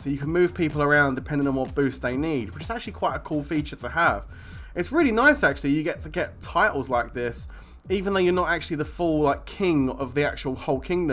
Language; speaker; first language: English; native; English